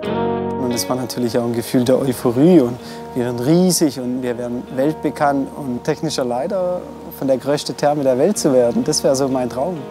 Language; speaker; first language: German; native; German